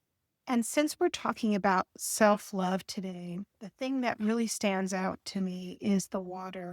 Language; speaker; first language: English; native; English